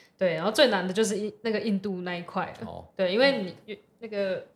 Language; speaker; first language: Chinese; non-native, local second language; Min Nan Chinese